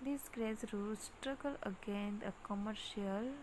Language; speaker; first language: English; non-native, local second language; Gujarati